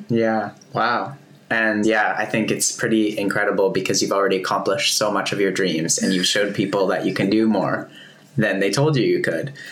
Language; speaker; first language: English; native; English